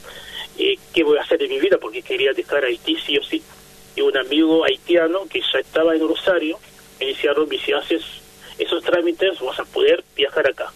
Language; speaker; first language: Spanish; non-native, fluent; Haitian Creole